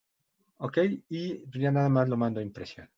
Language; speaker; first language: Spanish; native; Spanish